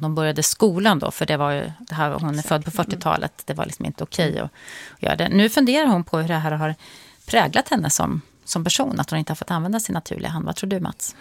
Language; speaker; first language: Swedish; native; Swedish